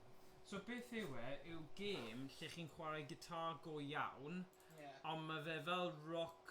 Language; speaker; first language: Welsh; native; Welsh